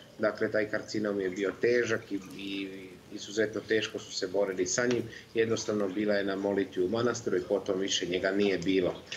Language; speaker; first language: Serbian; native; Serbian